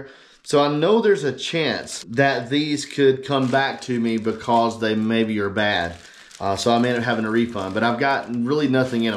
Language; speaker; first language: English; native; English